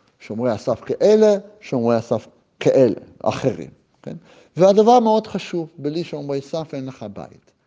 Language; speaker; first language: Hebrew; native; Hebrew